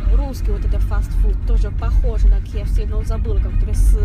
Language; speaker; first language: Russian; non-native, learner; Chinese